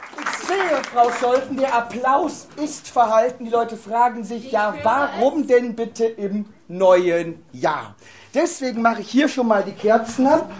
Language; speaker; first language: German; native; German